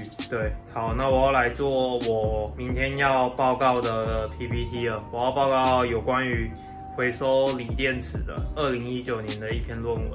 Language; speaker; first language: Chinese; native; Chinese